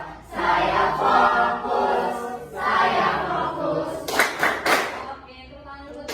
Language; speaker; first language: Indonesian; native; Indonesian